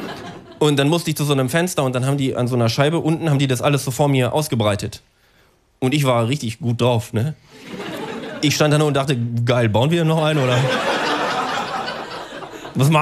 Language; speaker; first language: German; native; German